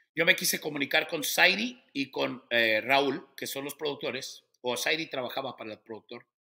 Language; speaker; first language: Spanish; early bilingual, heritage; Spanish